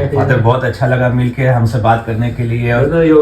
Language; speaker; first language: Hindi; native; Hindi